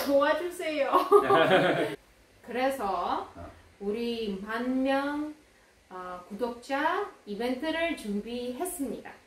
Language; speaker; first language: Korean; non-native, learner; Russian